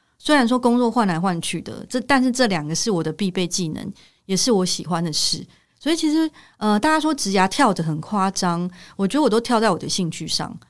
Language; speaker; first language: Chinese; native; Chinese